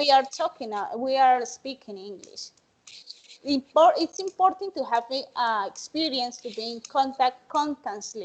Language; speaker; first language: English; non-native, learner; Spanish